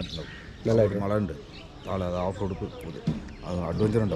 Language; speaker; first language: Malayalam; non-native, local second language; Tamil